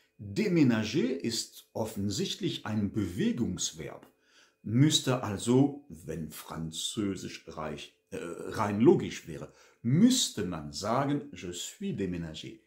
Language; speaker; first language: German; non-native, fluent; French